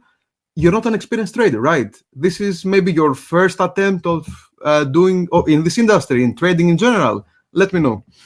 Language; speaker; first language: English; non-native, fluent; Greek